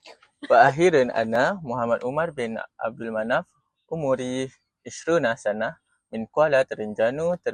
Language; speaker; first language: Arabic; non-native, learner; Malay